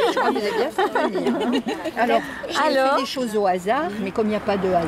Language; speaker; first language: French; native; French